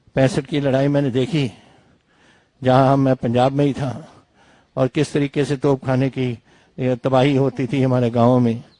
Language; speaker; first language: Hindi; non-native, local second language; Punjabi